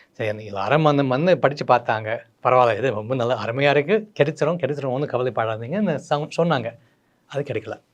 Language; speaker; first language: Tamil; non-native, fluent; English